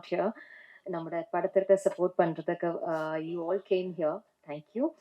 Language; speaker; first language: Tamil; non-native, local second language; Malayalam